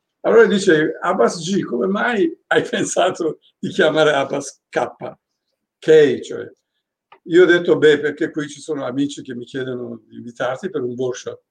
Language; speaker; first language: Italian; non-native, fluent; Persian